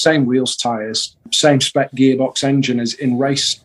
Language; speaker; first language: English; native; English